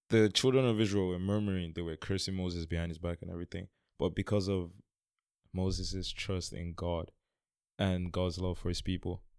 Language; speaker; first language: English; non-native, local second language; Yoruba